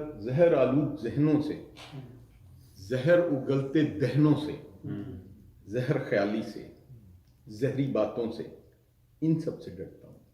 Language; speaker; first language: Urdu; non-native, local second language; Punjabi